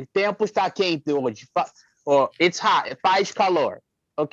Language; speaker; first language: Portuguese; non-native, fluent; English